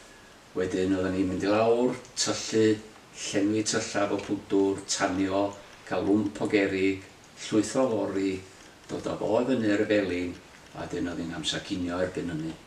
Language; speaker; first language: Welsh; native; Welsh